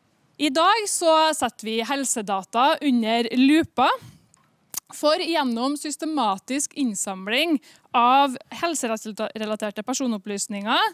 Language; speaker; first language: Norwegian; native; Norwegian